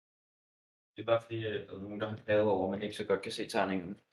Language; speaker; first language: Danish; native; Danish